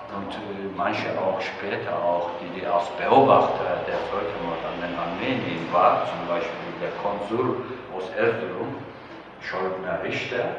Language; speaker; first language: German; non-native, fluent; Turkish